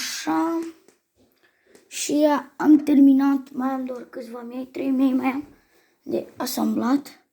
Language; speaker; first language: Romanian; native; Romanian